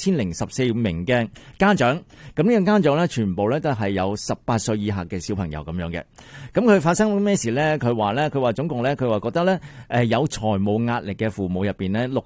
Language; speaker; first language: Cantonese; native; Cantonese